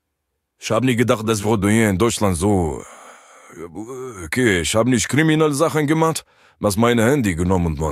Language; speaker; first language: German; non-native, learner; French